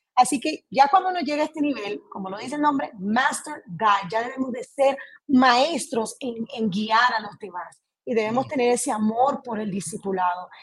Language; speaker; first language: Spanish; early bilingual, heritage; Spanish